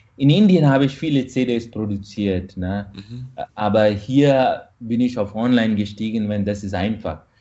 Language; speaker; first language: German; non-native, fluent; Malayalam